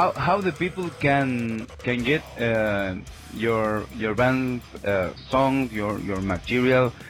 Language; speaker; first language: English; non-native, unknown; Spanish